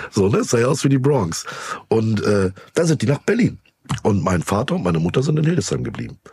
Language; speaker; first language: German; early bilingual, other home language; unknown